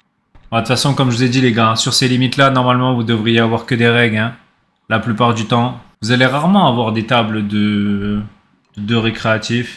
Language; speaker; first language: French; native; French